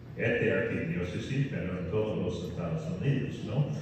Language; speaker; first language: Spanish; non-native, fluent; English